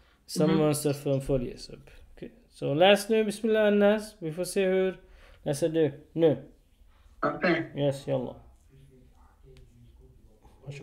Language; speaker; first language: Swedish; non-native, learner; Urdu